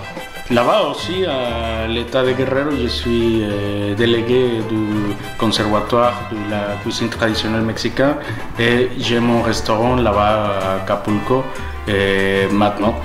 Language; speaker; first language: French; non-native, learner; Spanish